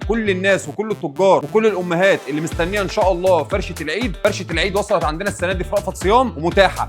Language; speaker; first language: Arabic; native; Arabic